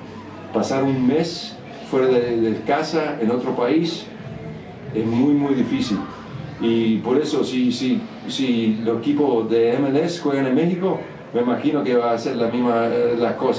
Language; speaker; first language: Spanish; early bilingual, heritage; English